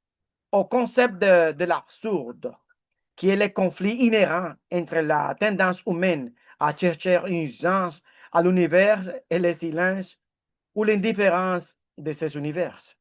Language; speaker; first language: French; non-native, learner; Spanish